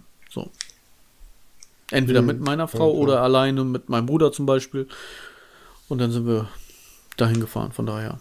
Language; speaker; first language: German; native; German